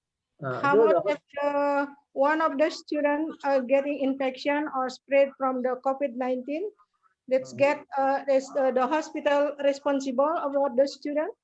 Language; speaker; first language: English; non-native, learner; Indonesian